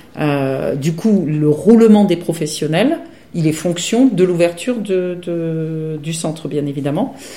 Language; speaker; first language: French; native; French